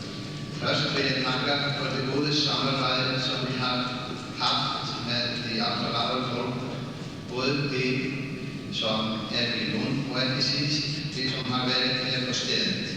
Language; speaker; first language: Swedish; non-native, fluent; Icelandic